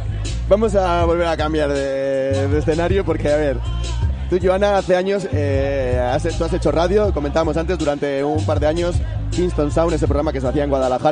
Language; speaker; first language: Spanish; native; Spanish